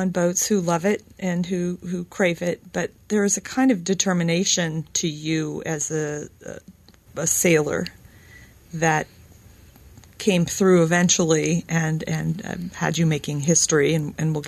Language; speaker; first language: English; native; English